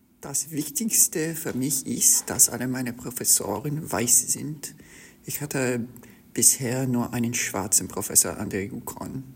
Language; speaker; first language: German; non-native, learner; English